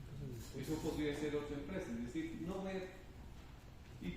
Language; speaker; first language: Spanish; native; Spanish